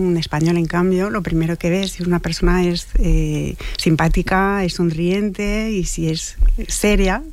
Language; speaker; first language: Spanish; non-native, fluent; French